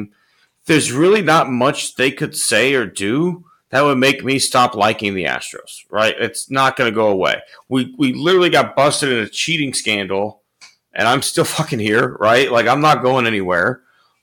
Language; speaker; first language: English; native; English